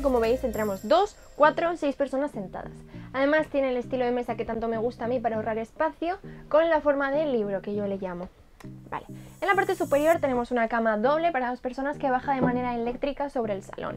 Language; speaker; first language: Spanish; native; Spanish